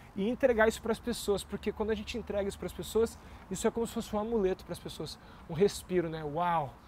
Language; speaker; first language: Portuguese; native; Portuguese